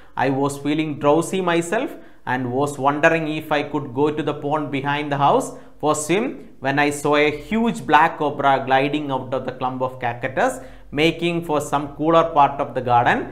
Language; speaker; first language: English; non-native, local second language; Malayalam